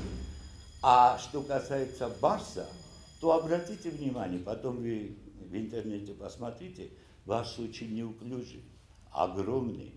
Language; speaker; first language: Russian; non-native, local second language; Ossetic